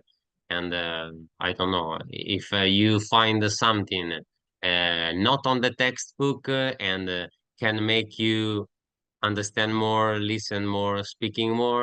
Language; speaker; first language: English; non-native, learner; Italian